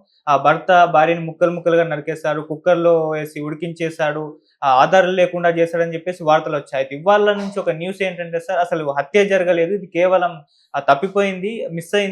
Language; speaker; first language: Telugu; native; Telugu